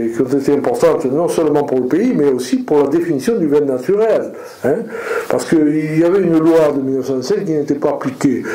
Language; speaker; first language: French; native; French